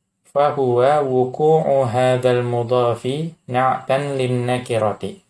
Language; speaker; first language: Arabic; non-native, fluent; Indonesian